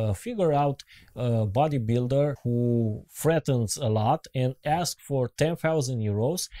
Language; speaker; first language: English; non-native, learner; Romanian